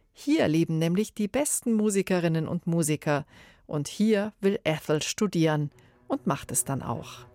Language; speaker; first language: German; native; German